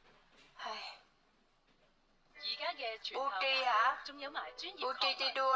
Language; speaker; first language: Indonesian; non-native, learner; Vietnamese